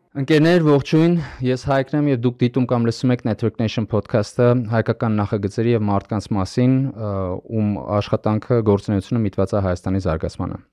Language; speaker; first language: Armenian; native; Armenian